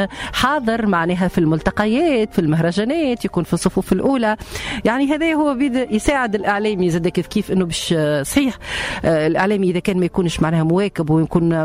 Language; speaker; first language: Arabic; native; Arabic